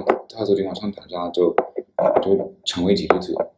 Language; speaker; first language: Chinese; non-native, fluent; English